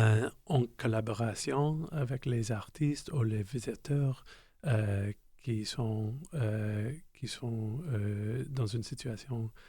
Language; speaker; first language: French; non-native, local second language; English